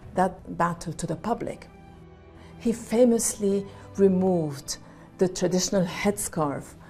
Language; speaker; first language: English; non-native, fluent; Arabic